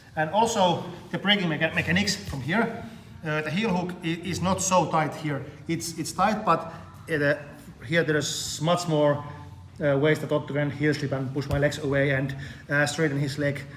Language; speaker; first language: English; non-native, fluent; Finnish